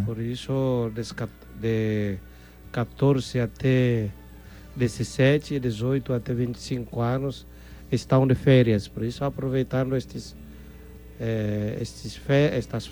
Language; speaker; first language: Portuguese; non-native, fluent; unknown